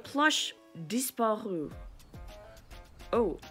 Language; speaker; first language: French; non-native, learner; English